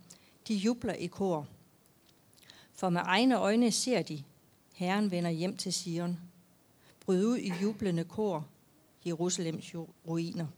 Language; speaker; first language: Danish; native; Danish